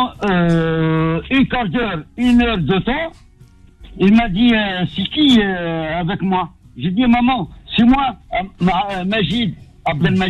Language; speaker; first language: French; non-native, learner; Arabic